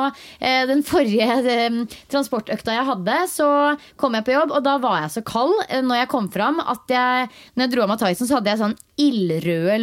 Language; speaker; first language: Norwegian; native; Norwegian